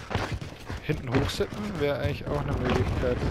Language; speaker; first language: German; native; German